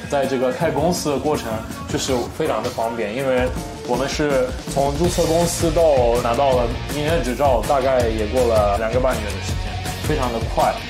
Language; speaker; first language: Chinese; non-native, fluent; Italian